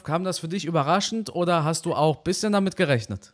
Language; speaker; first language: German; native; German